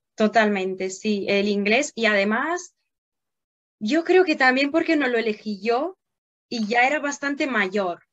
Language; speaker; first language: Spanish; non-native, fluent; Italian